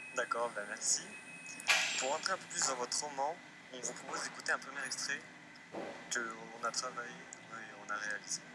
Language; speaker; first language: French; native; French